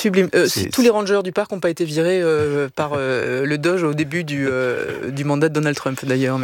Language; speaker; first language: French; native; French